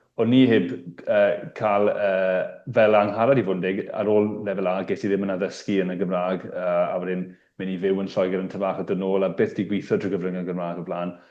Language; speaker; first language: Welsh; native; Welsh